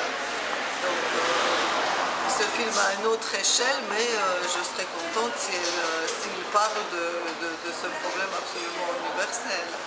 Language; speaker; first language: French; non-native, fluent; Georgian